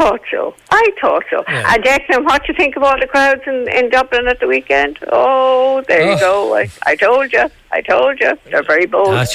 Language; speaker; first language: English; native; English